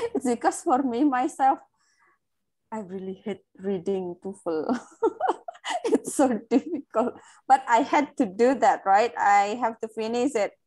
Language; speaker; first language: English; non-native, fluent; Indonesian